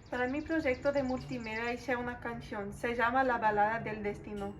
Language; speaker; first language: Spanish; non-native, fluent; English